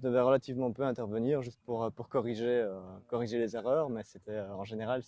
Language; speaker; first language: French; native; French